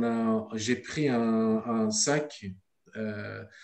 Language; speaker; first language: French; non-native, learner; Turkish